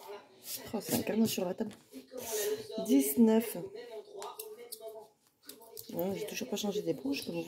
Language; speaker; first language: French; native; French